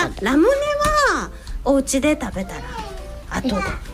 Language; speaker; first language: Japanese; native; Japanese